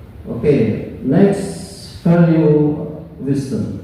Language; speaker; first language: English; non-native, learner; Indonesian